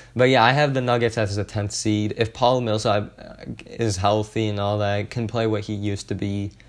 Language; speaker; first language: English; native; English